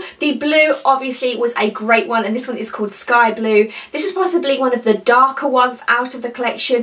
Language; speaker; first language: English; native; English